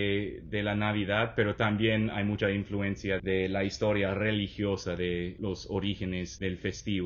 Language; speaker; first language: Spanish; non-native, fluent; English